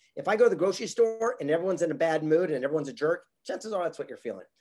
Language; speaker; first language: English; native; English